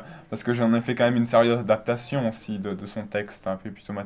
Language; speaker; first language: French; native; French